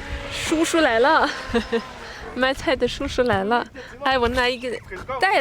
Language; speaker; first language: Chinese; non-native, fluent; Swedish